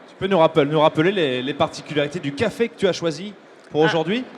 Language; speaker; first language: French; native; French